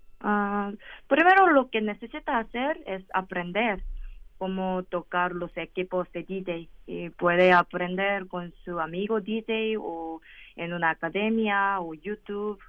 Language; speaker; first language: Spanish; non-native, learner; Korean